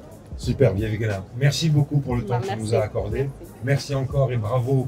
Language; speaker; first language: French; native; French